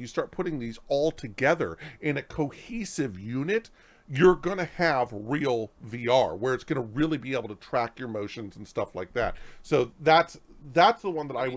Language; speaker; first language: English; native; English